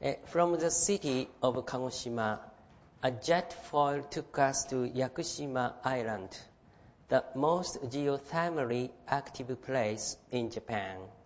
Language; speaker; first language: English; non-native, fluent; Japanese